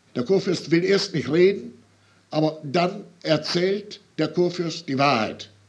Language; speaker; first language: German; native; German